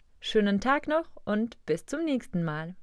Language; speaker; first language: German; non-native, fluent; Czech